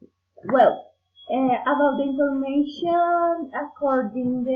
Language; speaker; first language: English; non-native, learner; Spanish